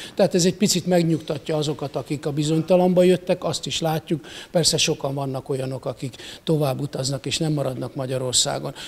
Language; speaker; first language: Hungarian; native; Hungarian